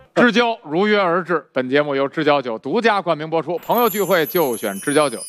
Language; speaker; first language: Chinese; native; Chinese